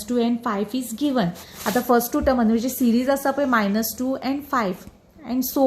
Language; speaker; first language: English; non-native, local second language; Konkani